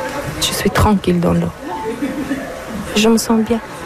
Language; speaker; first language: French; non-native, learner; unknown